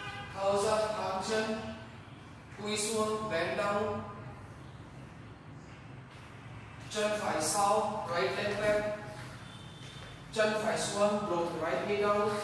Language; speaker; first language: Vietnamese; non-native, learner; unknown